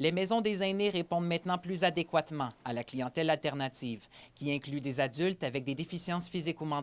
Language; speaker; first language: French; native; French